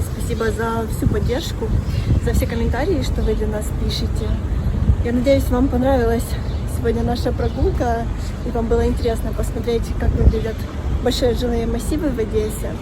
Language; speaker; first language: Russian; native; Russian